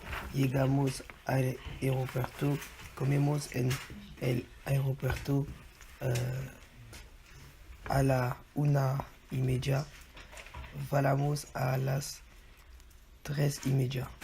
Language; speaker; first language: Spanish; non-native, learner; French